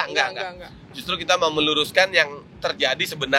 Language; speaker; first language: Indonesian; native; Indonesian